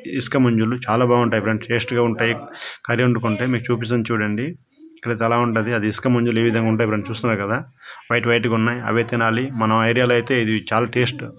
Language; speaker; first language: Telugu; non-native, local second language; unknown